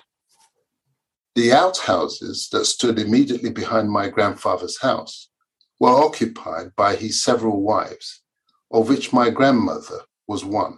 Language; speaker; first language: English; early bilingual, other home language; Yoruba